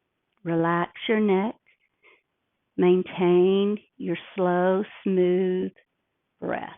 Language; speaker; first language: English; native; English